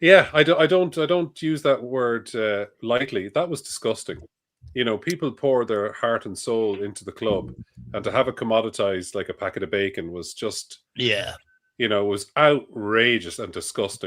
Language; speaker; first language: English; native; English